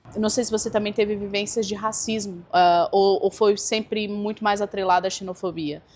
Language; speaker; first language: Portuguese; native; Portuguese